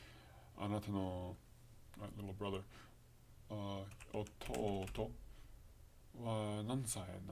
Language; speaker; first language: Japanese; non-native, learner; English